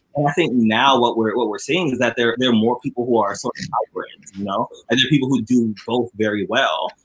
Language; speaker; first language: English; native; English